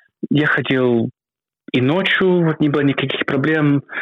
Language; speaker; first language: Russian; non-native, fluent; English